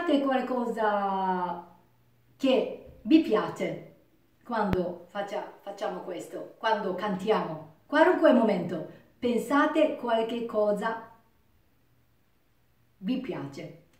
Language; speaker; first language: Italian; non-native, learner; Japanese